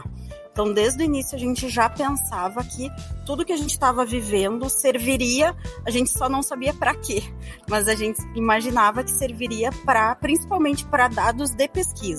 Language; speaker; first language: Portuguese; native; Portuguese